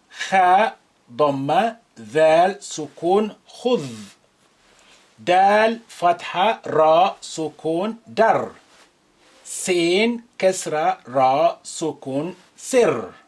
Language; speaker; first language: Arabic; non-native, fluent; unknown